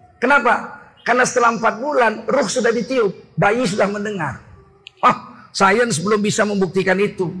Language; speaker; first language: Indonesian; native; Indonesian